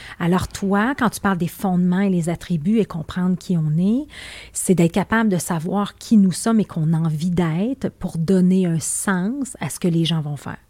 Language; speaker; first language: French; native; French